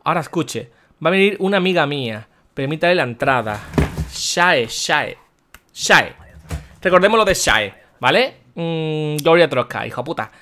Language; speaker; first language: Spanish; native; Spanish